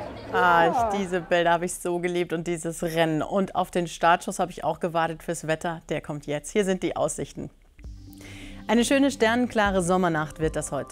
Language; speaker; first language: German; native; German